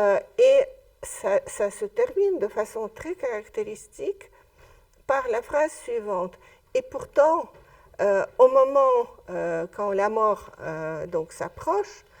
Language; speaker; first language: French; non-native, fluent; Russian